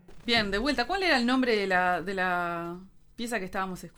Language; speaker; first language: Spanish; native; Spanish